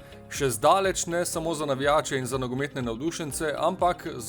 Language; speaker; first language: Slovenian; native; Slovenian